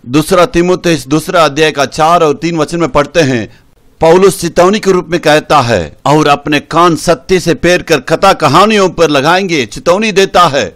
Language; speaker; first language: Hindi; non-native, local second language; Tamil